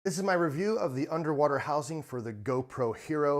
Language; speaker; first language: English; native; English